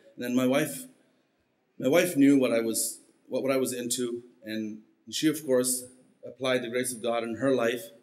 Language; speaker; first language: English; early bilingual, heritage; Spanish